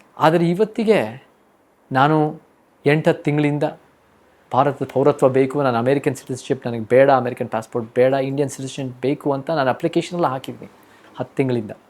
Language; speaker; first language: Kannada; early bilingual, heritage; Kannada